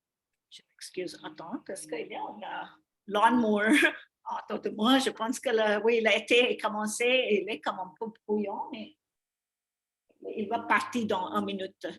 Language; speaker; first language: French; non-native, learner; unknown